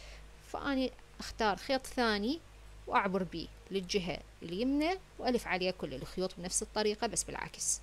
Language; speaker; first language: Arabic; native; Arabic